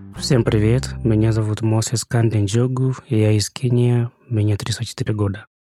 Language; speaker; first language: Russian; non-native, fluent; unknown